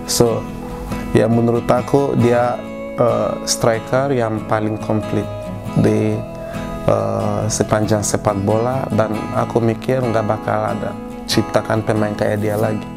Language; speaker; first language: Indonesian; non-native, fluent; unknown